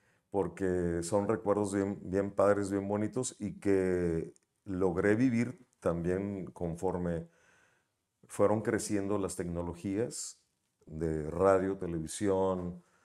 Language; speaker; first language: Spanish; native; Spanish